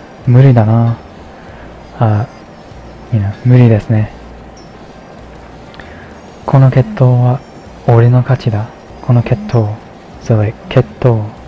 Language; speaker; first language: Japanese; non-native, fluent; English